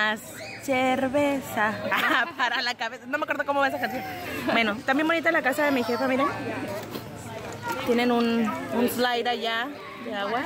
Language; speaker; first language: Spanish; native; Spanish